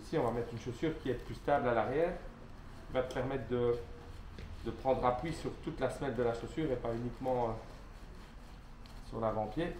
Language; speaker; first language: French; native; French